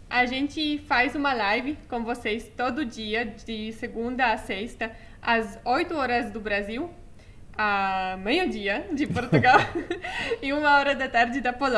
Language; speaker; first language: Portuguese; non-native, fluent; Polish